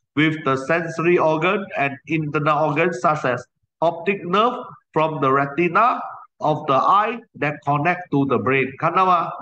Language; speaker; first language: English; non-native, local second language; Chinese